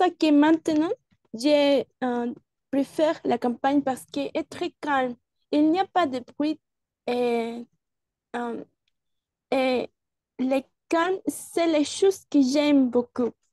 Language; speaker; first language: French; non-native, learner; Spanish